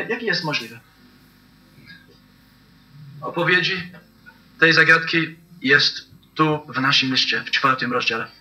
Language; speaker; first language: Polish; non-native, learner; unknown